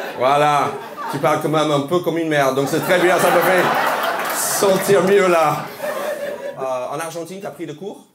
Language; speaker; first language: French; non-native, fluent; English